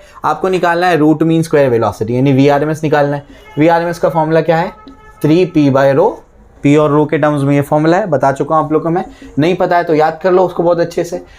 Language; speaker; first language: Hindi; native; Hindi